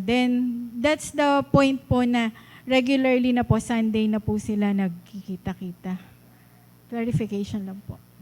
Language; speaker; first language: Filipino; native; Filipino